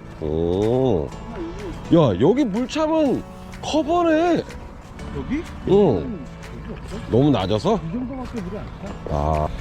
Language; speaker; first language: Korean; native; Korean